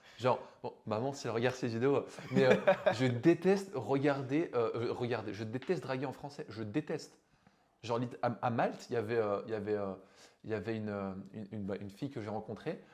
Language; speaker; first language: French; native; French